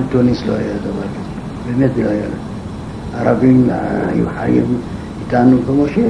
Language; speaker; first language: Hebrew; non-native, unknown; Arabic